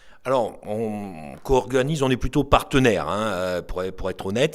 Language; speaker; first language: French; native; French